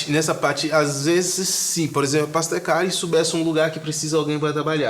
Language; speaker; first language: Portuguese; non-native, fluent; Haitian Creole